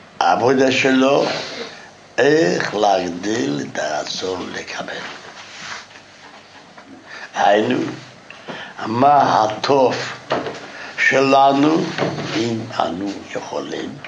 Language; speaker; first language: Hebrew; non-native, fluent; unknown